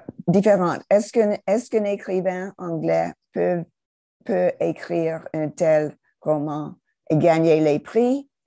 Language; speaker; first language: French; non-native, fluent; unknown